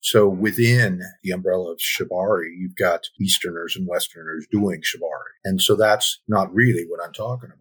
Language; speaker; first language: English; native; English